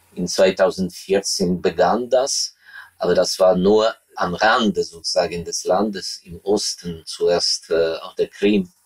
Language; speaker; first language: German; non-native, fluent; Ukrainian